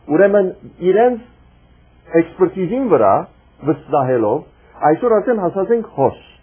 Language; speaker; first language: Armenian; early bilingual, heritage; Armenian